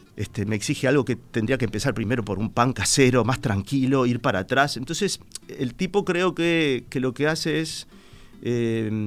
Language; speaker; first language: Spanish; native; Spanish